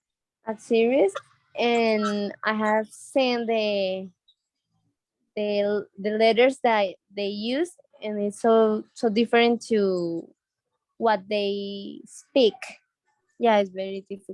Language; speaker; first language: English; non-native, learner; Spanish